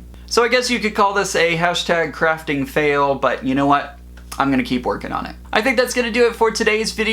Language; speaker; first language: English; native; English